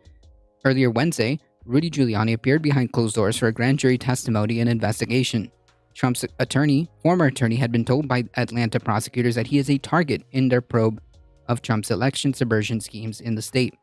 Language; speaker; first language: English; native; English